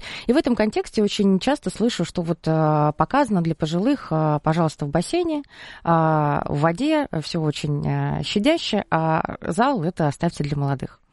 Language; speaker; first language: Russian; native; Russian